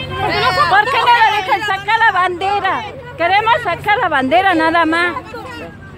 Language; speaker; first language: Spanish; native; Spanish